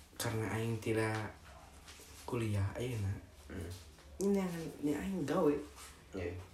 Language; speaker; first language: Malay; non-native, local second language; Sundanese